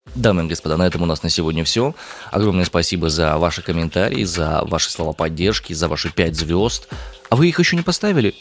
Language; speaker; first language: Russian; native; Russian